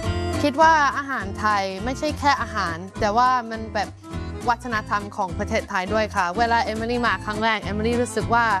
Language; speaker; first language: Thai; non-native, fluent; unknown